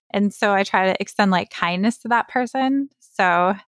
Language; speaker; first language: English; early bilingual, other home language; Polish